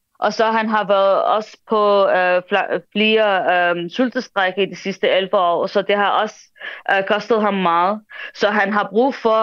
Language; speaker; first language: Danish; early bilingual, other home language; Arabic